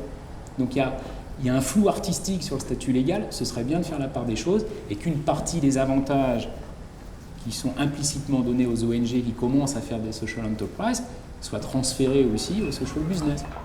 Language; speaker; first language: French; native; French